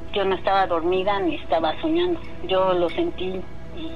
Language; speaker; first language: Spanish; native; Spanish